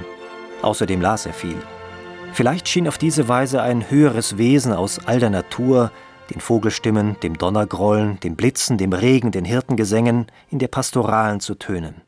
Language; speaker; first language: German; native; German